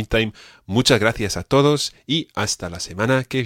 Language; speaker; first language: Spanish; non-native, fluent; English